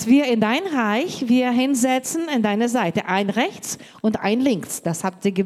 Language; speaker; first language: German; non-native, learner; Portuguese